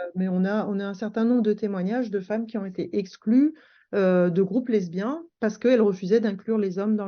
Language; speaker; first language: French; native; French